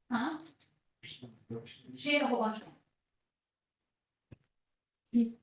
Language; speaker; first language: English; native; English